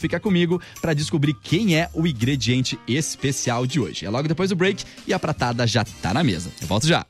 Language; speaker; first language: Portuguese; native; Portuguese